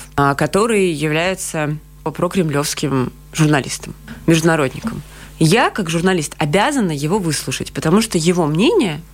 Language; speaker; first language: Russian; native; Russian